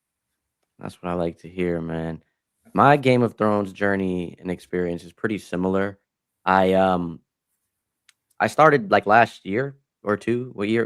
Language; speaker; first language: English; native; English